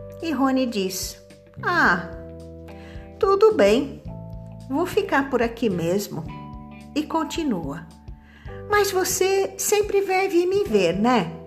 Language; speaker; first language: Portuguese; native; Portuguese